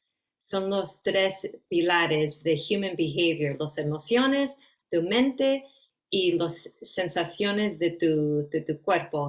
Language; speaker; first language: Spanish; early bilingual, heritage; Spanish